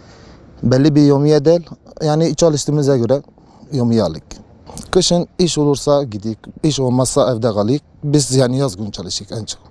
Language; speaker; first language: Turkish; non-native, learner; Arabic